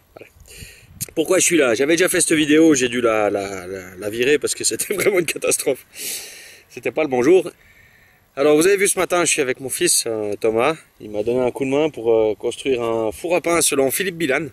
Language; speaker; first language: French; native; French